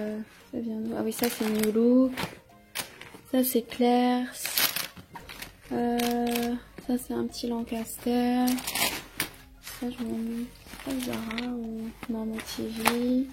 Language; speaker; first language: French; native; French